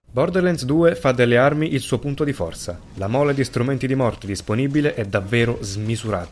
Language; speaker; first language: Italian; native; Italian